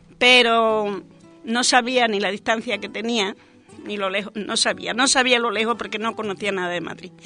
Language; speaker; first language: Spanish; native; Spanish